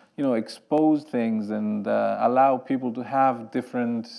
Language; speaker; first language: English; non-native, fluent; Greek